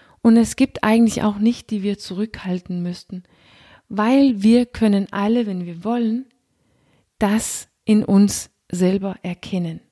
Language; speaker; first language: German; non-native, fluent; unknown